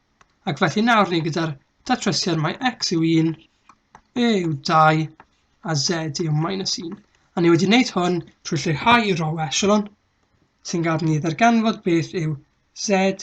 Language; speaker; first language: Welsh; native; Welsh